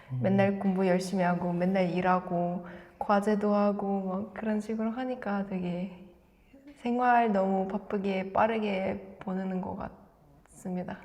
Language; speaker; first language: Korean; non-native, fluent; Russian